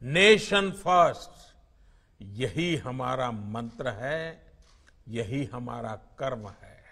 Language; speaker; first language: Hindi; non-native, local second language; Gujarati